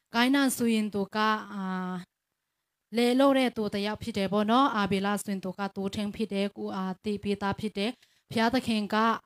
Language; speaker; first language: Burmese; non-native, local second language; Tedim Chin